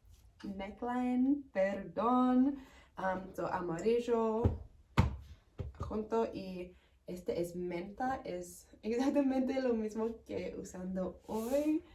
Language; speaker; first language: Spanish; non-native, learner; English